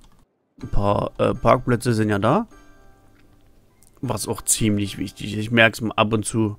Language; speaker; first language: German; native; German